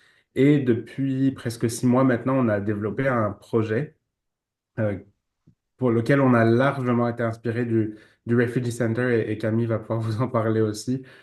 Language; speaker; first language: French; native; French